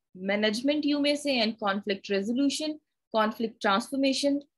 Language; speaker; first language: English; non-native, local second language; Urdu